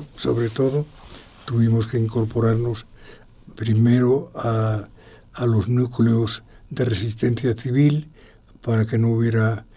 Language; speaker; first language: Spanish; native; Spanish